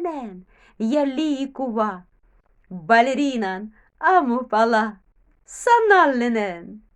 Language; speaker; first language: Finnish; non-native, learner; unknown